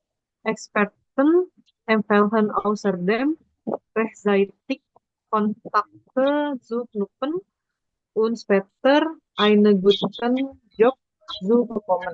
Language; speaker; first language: German; non-native, learner; Indonesian